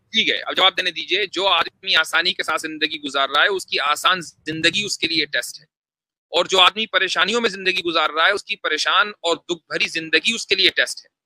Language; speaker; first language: Hindi; native; Hindi